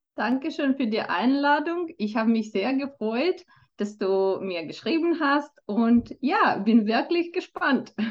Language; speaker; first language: German; non-native, fluent; Romanian